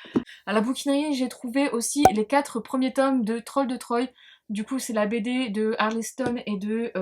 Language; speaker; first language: French; native; French